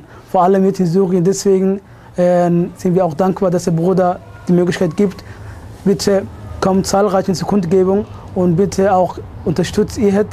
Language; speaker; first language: German; early bilingual, other home language; Somali